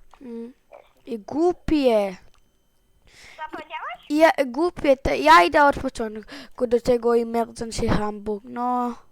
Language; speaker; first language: Polish; early bilingual, heritage; Polish